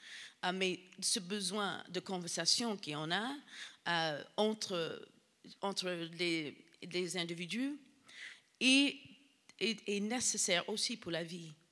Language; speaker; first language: French; non-native, fluent; English